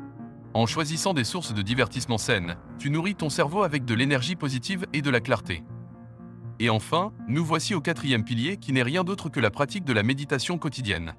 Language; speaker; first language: French; native; French